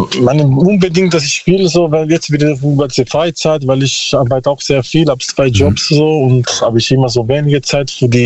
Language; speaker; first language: German; non-native, learner; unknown